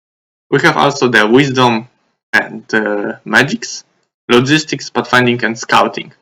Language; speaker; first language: English; non-native, fluent; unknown